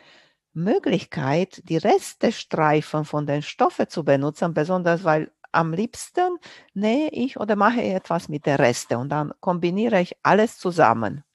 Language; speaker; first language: German; non-native, fluent; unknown